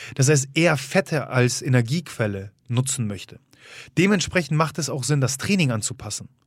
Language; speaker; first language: German; early bilingual, other home language; Polish